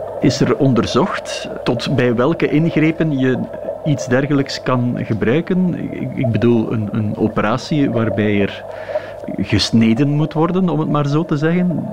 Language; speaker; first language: Dutch; native; Dutch